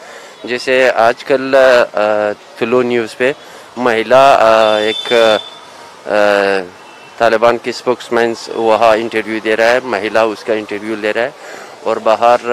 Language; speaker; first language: Hindi; non-native, fluent; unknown